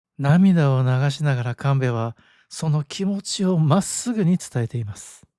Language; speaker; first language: Japanese; native; Japanese